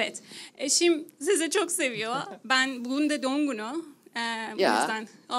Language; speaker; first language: Turkish; non-native, learner; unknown